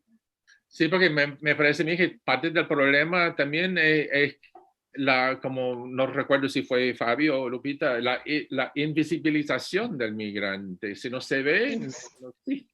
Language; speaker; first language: Spanish; non-native, fluent; English